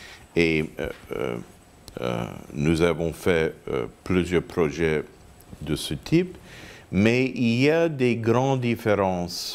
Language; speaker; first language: French; non-native, fluent; English